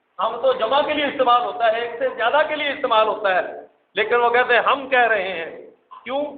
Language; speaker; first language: Urdu; non-native, local second language; Punjabi